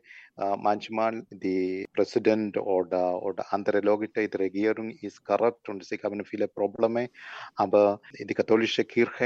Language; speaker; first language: German; non-native, learner; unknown